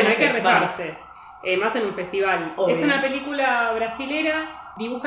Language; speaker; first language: Spanish; native; Spanish